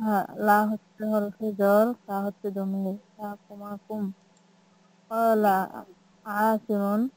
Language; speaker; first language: Arabic; non-native, learner; Bangla